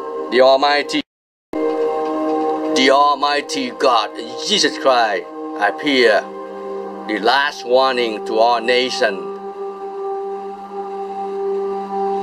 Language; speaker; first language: English; non-native, learner; Vietnamese